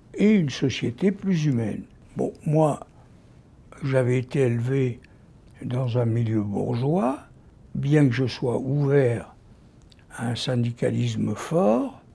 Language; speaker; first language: French; native; French